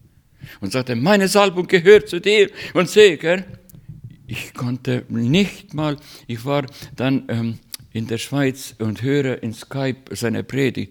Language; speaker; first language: German; non-native, learner; Estonian